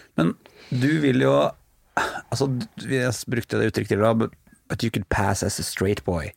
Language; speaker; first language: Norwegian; native; Norwegian